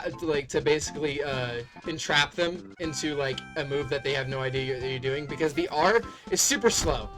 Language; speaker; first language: English; native; English